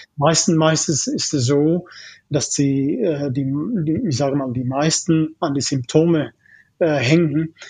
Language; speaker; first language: German; non-native, fluent; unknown